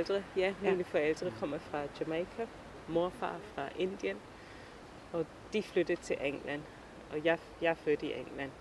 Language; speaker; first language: Danish; non-native, fluent; English